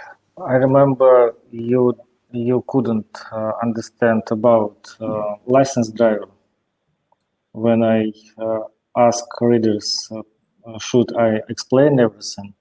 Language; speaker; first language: English; non-native, learner; Russian